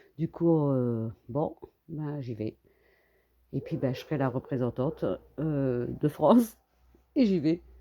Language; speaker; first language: French; early bilingual, other home language; Kabyle